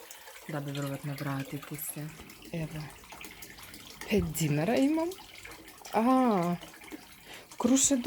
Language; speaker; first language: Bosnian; non-native, learner; Russian